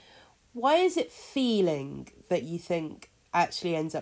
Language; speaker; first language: English; native; English